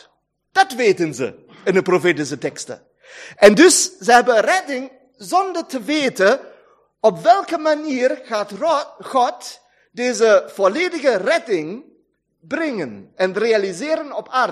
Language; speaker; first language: Dutch; non-native, fluent; German